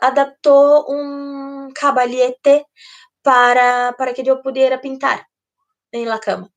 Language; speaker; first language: Spanish; non-native, fluent; Portuguese